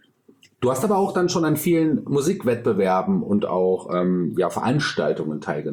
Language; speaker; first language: German; native; German